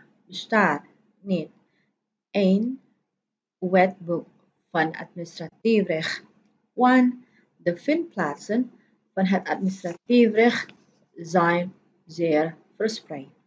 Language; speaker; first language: Dutch; non-native, fluent; Indonesian